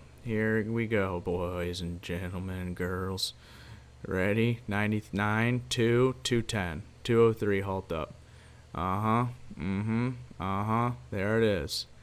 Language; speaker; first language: English; native; English